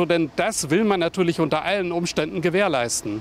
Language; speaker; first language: German; native; German